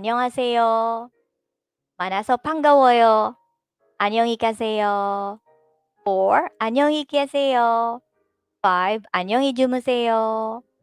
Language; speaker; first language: Korean; non-native, fluent; Filipino